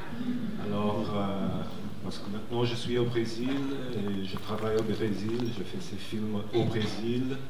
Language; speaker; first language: French; non-native, fluent; Portuguese